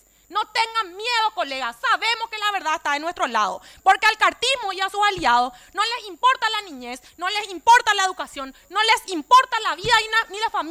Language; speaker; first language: Spanish; native; Spanish